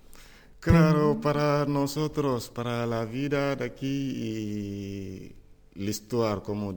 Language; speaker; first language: Spanish; non-native, learner; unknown